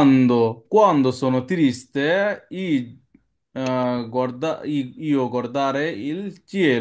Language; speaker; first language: Italian; non-native, learner; Bangla